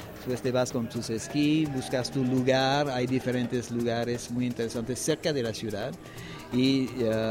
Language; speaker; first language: Spanish; non-native, fluent; French